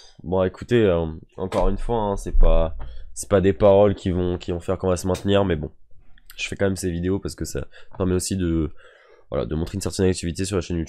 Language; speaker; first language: French; native; French